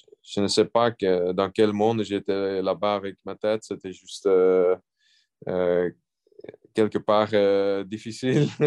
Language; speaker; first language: French; non-native, local second language; Dutch